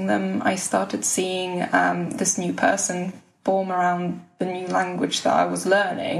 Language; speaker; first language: English; early bilingual, other home language; Polish